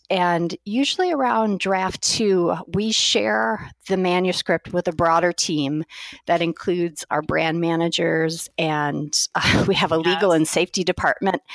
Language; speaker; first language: English; native; English